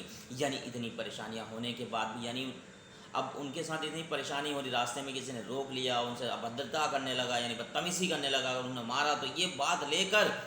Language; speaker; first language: Hindi; native; Hindi